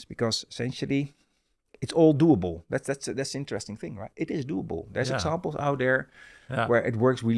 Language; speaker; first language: English; non-native, fluent; Dutch